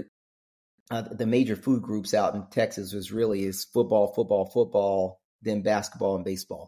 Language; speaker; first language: English; native; English